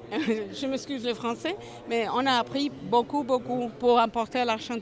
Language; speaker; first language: French; non-native, learner; Spanish